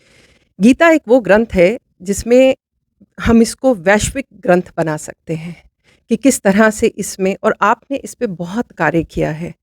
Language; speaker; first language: Hindi; native; Hindi